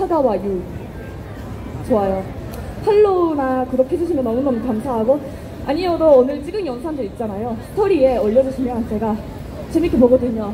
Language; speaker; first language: Korean; non-native, fluent; Japanese